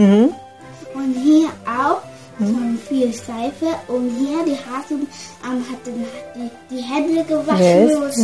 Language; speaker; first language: German; early bilingual, heritage; German